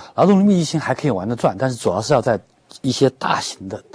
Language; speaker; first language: Chinese; native; Chinese